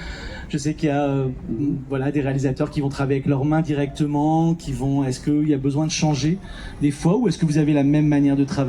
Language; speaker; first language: French; native; French